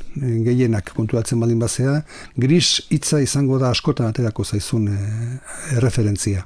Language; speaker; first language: Basque; non-native, local second language; Spanish